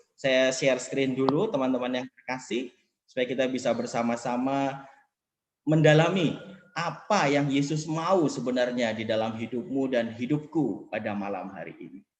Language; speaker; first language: Indonesian; native; Indonesian